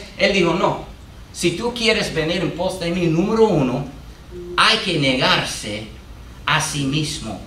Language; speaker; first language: Spanish; non-native, fluent; English